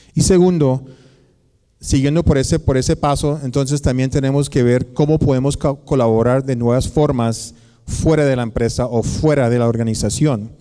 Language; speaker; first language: Spanish; early bilingual, heritage; Spanish